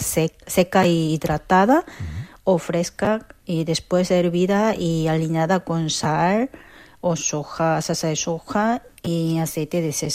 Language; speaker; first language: Spanish; non-native, fluent; Korean